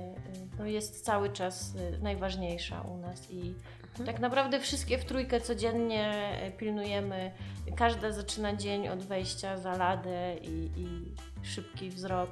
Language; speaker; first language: Polish; native; Polish